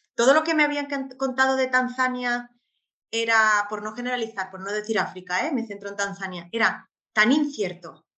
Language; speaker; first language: Spanish; native; Spanish